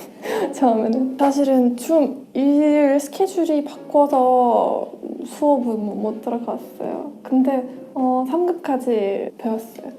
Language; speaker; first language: Korean; non-native, fluent; Russian